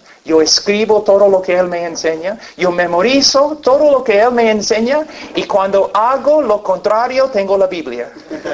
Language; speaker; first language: Spanish; non-native, fluent; English